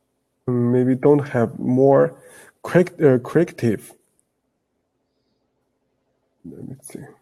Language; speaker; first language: English; non-native, learner; Chinese